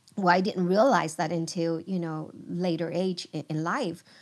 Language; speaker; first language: English; early bilingual, other home language; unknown